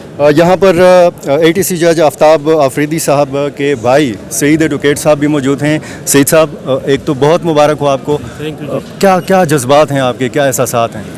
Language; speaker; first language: Urdu; non-native, local second language; Pashto